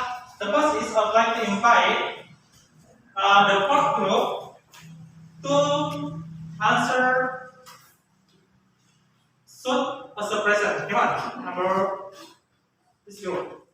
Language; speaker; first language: English; non-native, learner; Indonesian